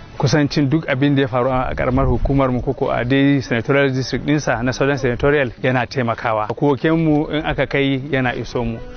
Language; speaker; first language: Hausa; non-native, local second language; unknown